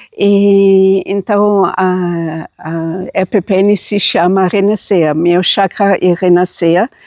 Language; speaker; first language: Portuguese; non-native, fluent; German